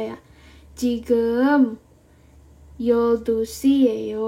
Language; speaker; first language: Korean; non-native, fluent; Indonesian